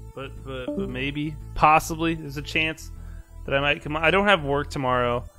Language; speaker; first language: English; native; English